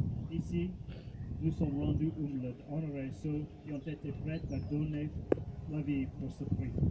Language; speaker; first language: French; non-native, fluent; English